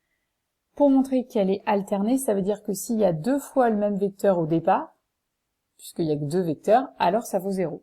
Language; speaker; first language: French; native; French